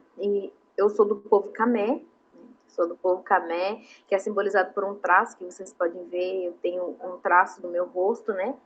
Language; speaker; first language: Portuguese; non-native, local second language; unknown